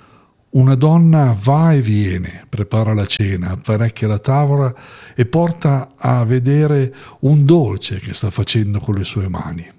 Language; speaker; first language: Italian; native; Italian